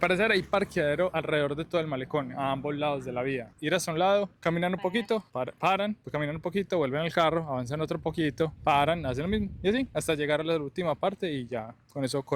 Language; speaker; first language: Spanish; native; Spanish